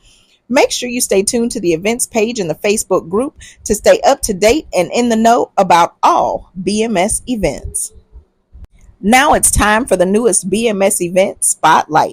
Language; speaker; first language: English; native; English